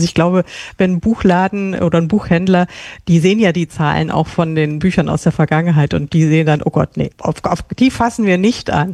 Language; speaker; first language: German; native; German